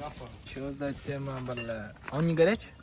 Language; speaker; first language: Russian; non-native, fluent; Turkmen